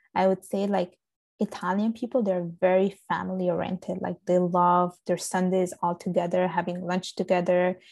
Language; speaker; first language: English; non-native, fluent; Italian